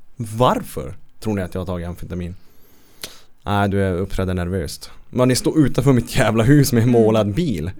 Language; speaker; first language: Swedish; native; Swedish